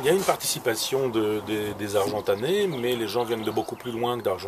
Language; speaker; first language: French; native; French